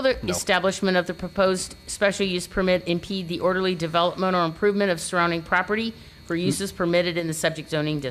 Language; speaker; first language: English; native; English